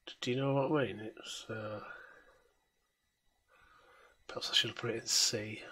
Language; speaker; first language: English; native; English